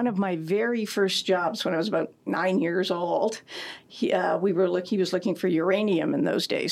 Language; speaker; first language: English; native; English